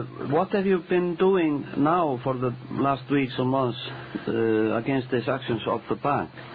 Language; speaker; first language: English; non-native, fluent; Icelandic